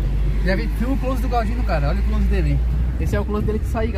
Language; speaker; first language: Portuguese; native; Portuguese